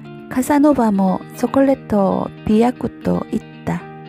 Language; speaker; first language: Japanese; non-native, learner; Korean